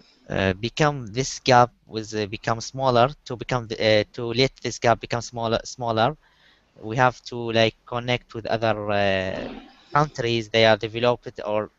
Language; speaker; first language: English; non-native, learner; Arabic